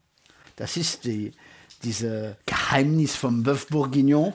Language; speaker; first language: German; early bilingual, heritage; French